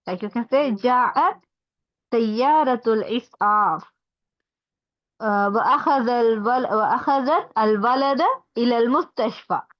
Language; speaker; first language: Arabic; non-native, fluent; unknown